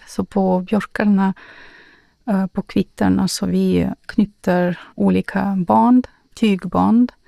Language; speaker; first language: Swedish; non-native, learner; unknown